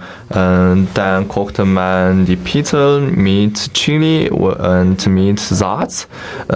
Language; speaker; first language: German; non-native, learner; Chinese